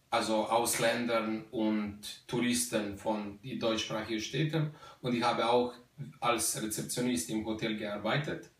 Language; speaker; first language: German; non-native, fluent; Slovenian